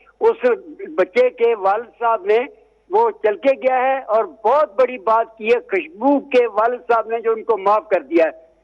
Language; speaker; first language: Urdu; non-native, local second language; Sindhi